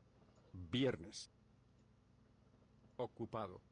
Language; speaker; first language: Spanish; non-native, learner; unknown